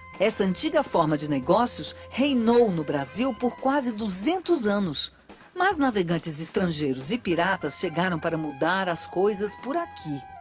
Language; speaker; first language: Portuguese; native; Portuguese